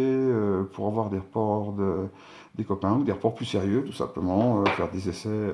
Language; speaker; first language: French; native; French